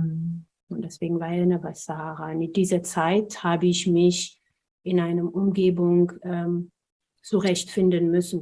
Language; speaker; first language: German; non-native, fluent; Amharic